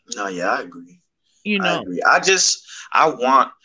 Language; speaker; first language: English; native; English